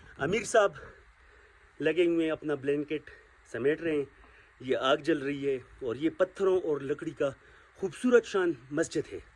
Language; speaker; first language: Urdu; non-native, local second language; Pashto